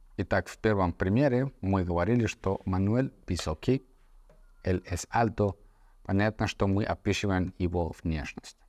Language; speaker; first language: Russian; non-native, fluent; Spanish